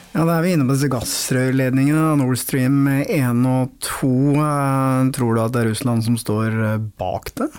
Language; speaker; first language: Norwegian; native; Norwegian